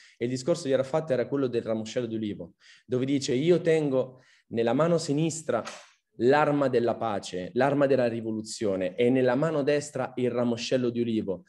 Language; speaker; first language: Italian; early bilingual, other home language; Arabic